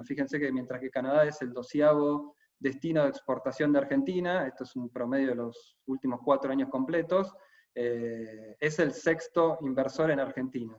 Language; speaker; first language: Spanish; native; Spanish